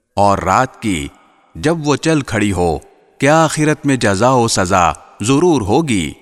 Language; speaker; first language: Urdu; native; Urdu